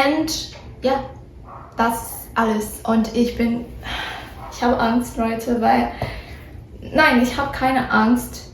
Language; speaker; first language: German; non-native, learner; Portuguese